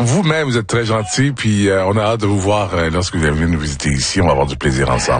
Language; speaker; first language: French; native; French